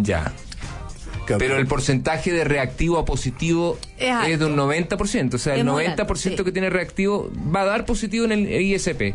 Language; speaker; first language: Spanish; native; Spanish